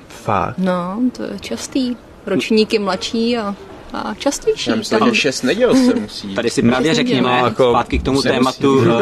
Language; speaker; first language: Czech; native; Czech